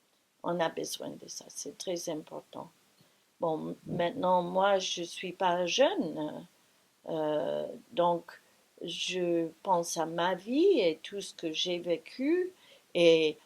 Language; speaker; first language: French; non-native, fluent; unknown